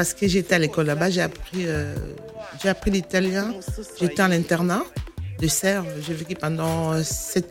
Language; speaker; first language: French; non-native, local second language; Lingala